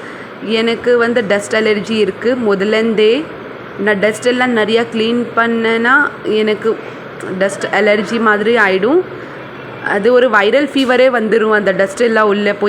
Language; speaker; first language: Tamil; non-native, local second language; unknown